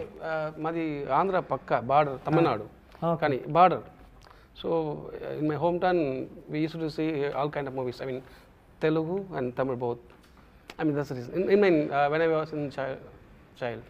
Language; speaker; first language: Telugu; non-native, learner; Tamil